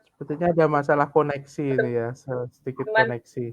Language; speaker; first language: Indonesian; native; Indonesian